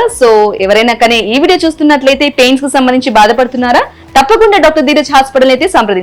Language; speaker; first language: Telugu; native; Telugu